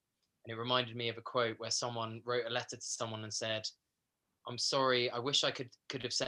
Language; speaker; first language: English; native; English